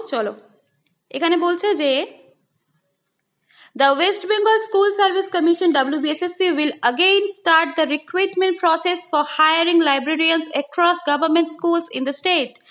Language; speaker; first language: English; non-native, local second language; Bangla